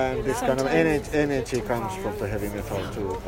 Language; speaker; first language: English; non-native, fluent; Finnish